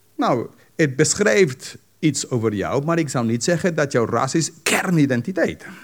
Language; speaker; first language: Dutch; non-native, fluent; English